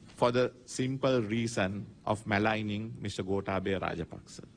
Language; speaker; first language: English; non-native, local second language; Sinhala